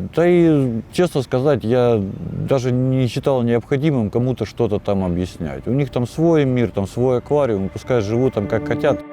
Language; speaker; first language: Russian; native; Russian